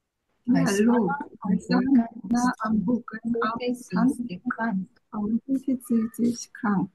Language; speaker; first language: German; non-native, learner; Korean